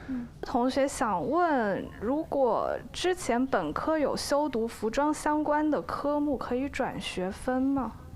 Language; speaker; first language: Chinese; native; Chinese